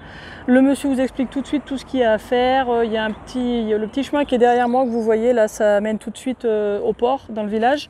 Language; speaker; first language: French; native; French